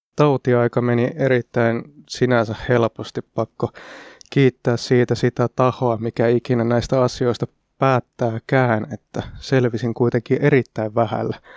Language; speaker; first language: Finnish; native; Finnish